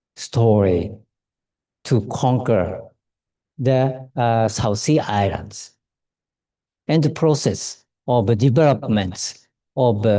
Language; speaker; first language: English; non-native, learner; Japanese